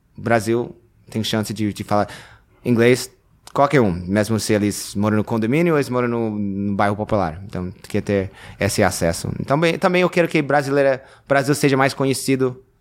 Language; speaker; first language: Portuguese; non-native, fluent; English